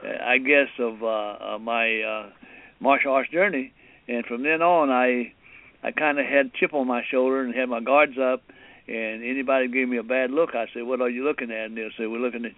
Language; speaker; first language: English; early bilingual, other home language; Cantonese